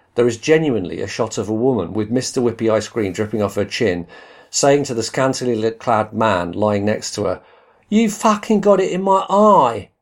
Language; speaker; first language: English; native; English